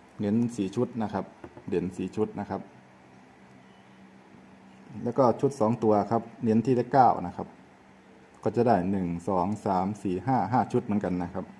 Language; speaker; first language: Thai; native; Thai